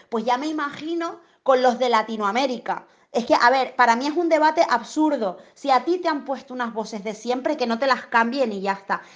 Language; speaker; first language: Spanish; native; Spanish